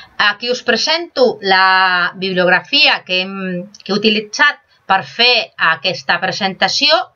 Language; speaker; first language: Catalan; non-native, local second language; Spanish